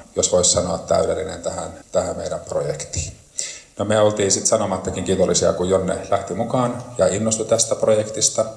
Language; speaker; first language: Finnish; native; Finnish